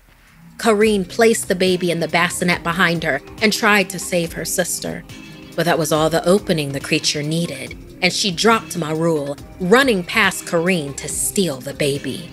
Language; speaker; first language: English; native; English